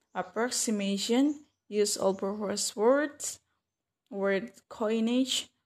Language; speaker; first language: English; non-native, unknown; Indonesian